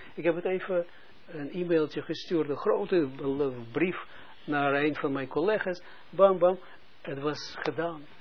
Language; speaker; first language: Dutch; non-native, fluent; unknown